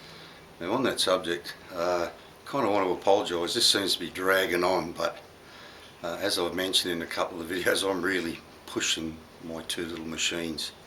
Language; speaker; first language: English; native; English